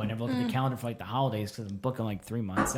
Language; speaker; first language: English; native; English